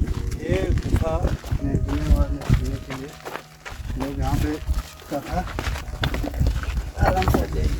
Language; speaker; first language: Hindi; non-native, local second language; Balti